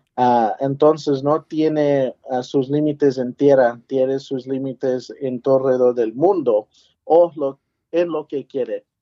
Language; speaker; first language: Spanish; early bilingual, heritage; English